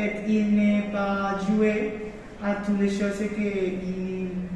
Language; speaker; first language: French; non-native, learner; Spanish